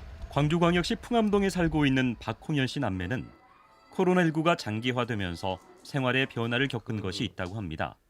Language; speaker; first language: Korean; native; Korean